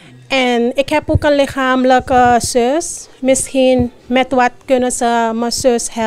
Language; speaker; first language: Dutch; non-native, local second language; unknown